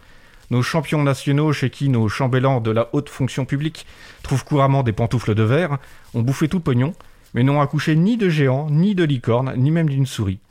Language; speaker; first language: French; native; French